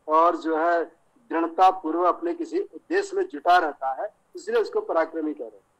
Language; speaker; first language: Hindi; native; Hindi